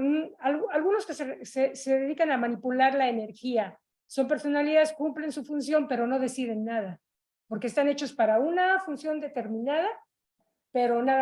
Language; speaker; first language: Spanish; native; Spanish